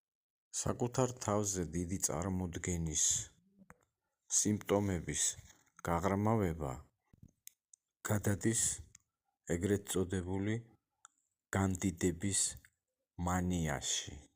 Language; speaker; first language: Georgian; native; Georgian